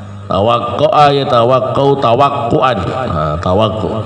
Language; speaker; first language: Arabic; non-native, fluent; Indonesian